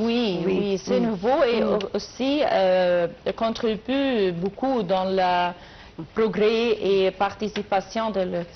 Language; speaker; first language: French; non-native, learner; Arabic